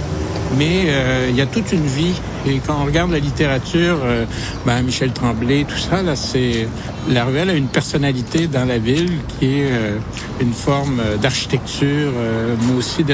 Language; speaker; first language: French; native; French